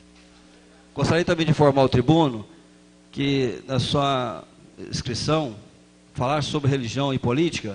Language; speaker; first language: Portuguese; native; Portuguese